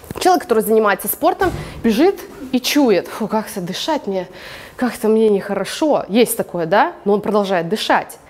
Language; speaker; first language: Russian; early bilingual, heritage; English